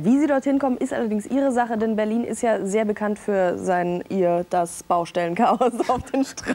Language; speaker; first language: German; native; German